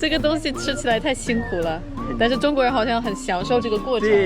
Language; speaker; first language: Chinese; non-native, fluent; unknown